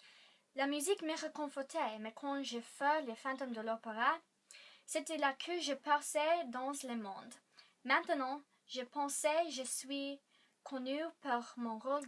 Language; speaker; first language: French; non-native, learner; English